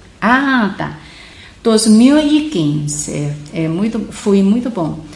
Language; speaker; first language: Portuguese; non-native, learner; Chinese